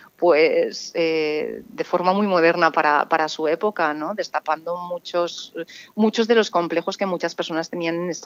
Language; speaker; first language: Spanish; native; Spanish